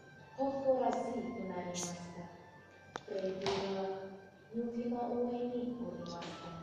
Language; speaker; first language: Japanese; non-native, learner; Indonesian